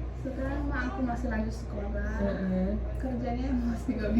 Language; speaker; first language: Indonesian; early bilingual, heritage; Arabic